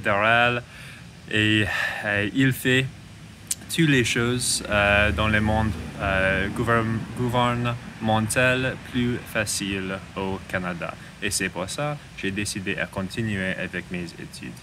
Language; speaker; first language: French; non-native, learner; English